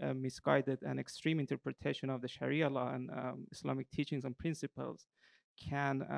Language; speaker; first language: English; non-native, fluent; Persian